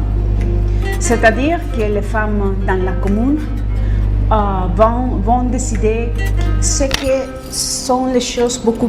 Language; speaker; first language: French; non-native, fluent; Spanish